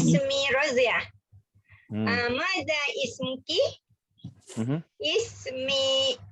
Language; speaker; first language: Arabic; non-native, learner; Malay